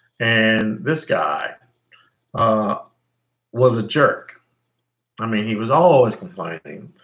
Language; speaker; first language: English; native; English